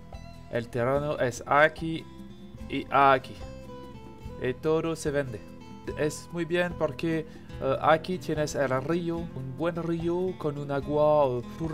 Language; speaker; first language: Spanish; non-native, learner; French